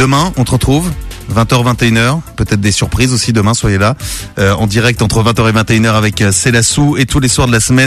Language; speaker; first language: French; native; French